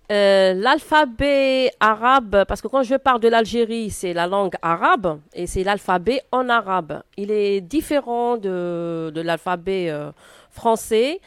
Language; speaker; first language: French; non-native, local second language; Arabic